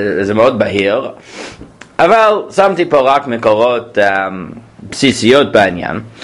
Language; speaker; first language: Hebrew; non-native, fluent; English